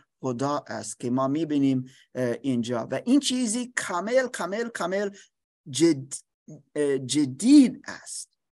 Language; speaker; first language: Persian; non-native, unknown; English